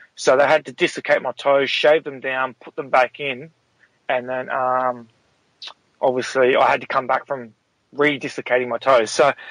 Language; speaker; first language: English; native; English